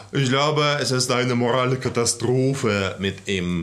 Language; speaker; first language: German; non-native, fluent; Russian